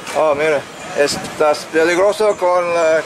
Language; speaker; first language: Spanish; non-native, learner; English